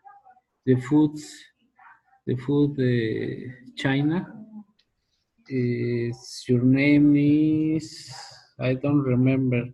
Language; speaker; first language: English; non-native, learner; Spanish